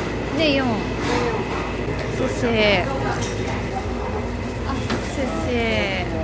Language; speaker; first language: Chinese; non-native, learner; Japanese